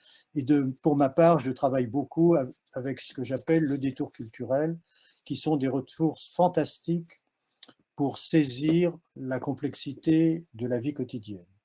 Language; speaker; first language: French; native; French